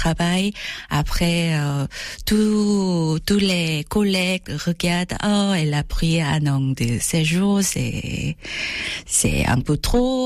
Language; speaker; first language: French; non-native, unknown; Korean